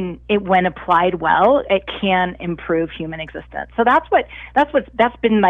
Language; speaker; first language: English; native; English